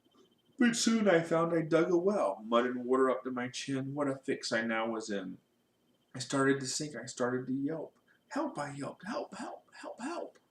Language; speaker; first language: English; native; English